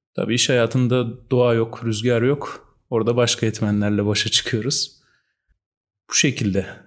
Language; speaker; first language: Turkish; native; Turkish